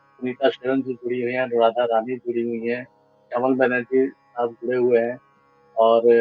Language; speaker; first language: Hindi; native; Hindi